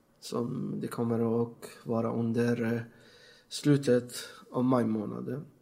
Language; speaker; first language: Swedish; non-native, fluent; Persian